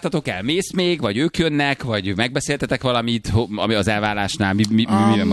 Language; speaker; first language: Hungarian; native; Hungarian